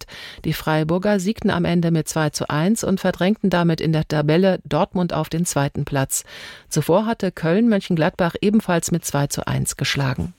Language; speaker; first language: German; native; German